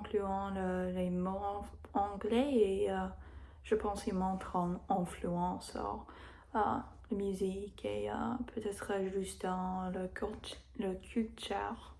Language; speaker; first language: French; non-native, learner; English